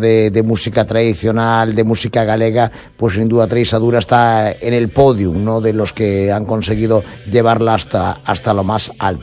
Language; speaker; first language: Spanish; native; Spanish